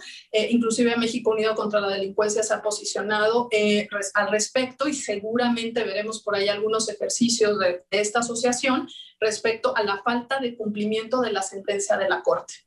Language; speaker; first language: Spanish; native; Spanish